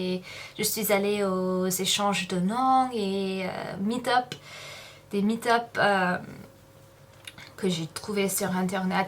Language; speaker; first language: French; non-native, fluent; English